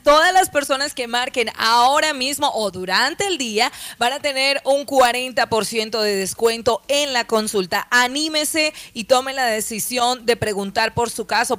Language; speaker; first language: Spanish; native; Spanish